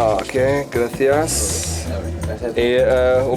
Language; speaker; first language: Spanish; non-native, learner; German